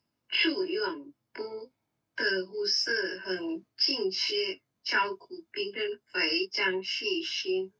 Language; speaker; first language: Chinese; non-native, learner; Indonesian